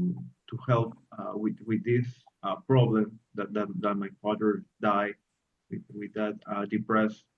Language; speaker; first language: English; non-native, learner; Spanish